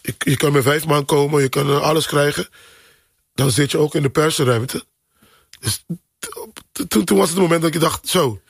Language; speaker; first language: Dutch; non-native, local second language; Papiamento